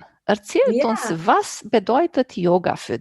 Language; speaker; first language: German; non-native, fluent; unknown